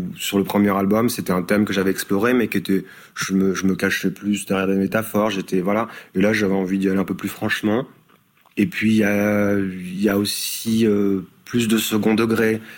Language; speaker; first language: French; native; French